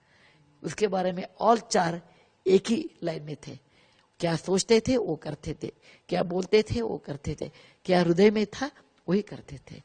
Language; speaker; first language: Hindi; non-native, local second language; Kannada